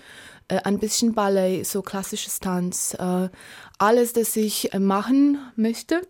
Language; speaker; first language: German; non-native, learner; Polish